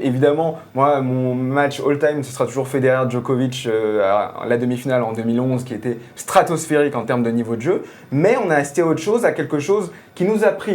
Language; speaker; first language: French; native; French